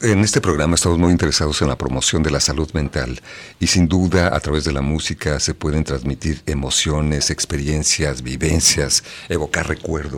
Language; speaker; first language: Spanish; native; Spanish